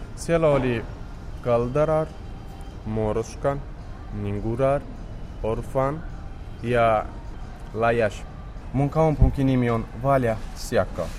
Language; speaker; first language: Finnish; non-native, learner; Romany